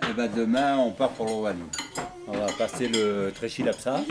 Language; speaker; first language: French; native; French